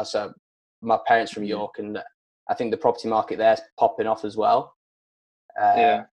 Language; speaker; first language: English; native; English